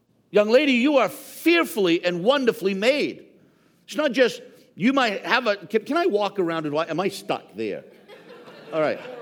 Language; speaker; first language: English; native; English